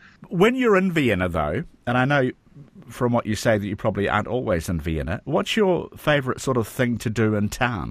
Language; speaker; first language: English; native; English